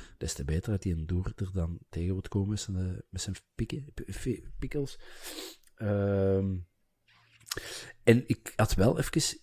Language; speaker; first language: Dutch; native; Dutch